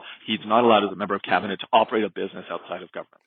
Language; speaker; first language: English; native; English